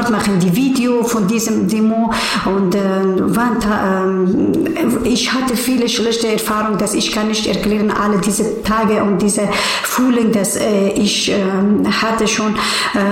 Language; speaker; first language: German; non-native, learner; Persian